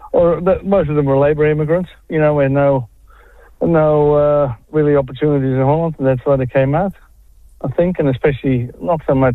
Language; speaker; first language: English; non-native, fluent; Dutch